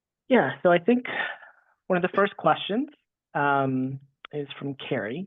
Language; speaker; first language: English; native; English